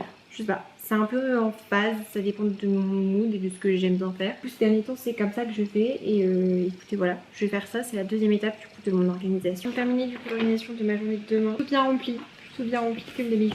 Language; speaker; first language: French; native; French